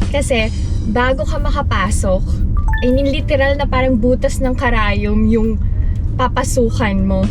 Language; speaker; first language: Filipino; native; Filipino